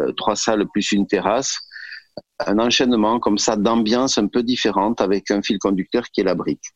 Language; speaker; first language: French; native; French